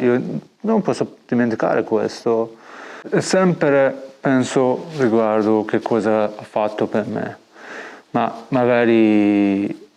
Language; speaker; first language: Italian; non-native, learner; Persian